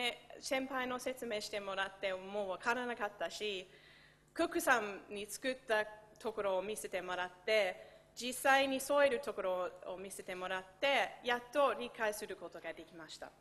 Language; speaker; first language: Japanese; non-native, fluent; English